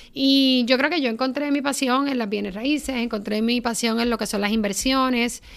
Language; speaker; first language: Spanish; native; Spanish